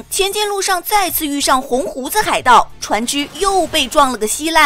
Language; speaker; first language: Chinese; native; Chinese